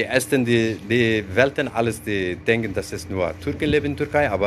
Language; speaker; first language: German; non-native, learner; Zaza